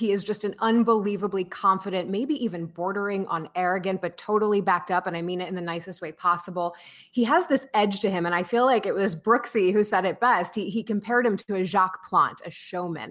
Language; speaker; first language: English; native; English